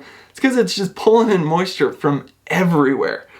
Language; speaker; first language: English; native; English